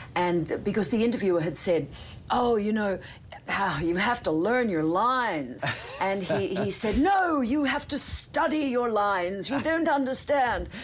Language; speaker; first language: English; native; English